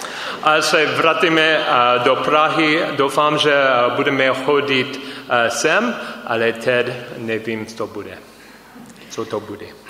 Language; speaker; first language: Czech; non-native, learner; English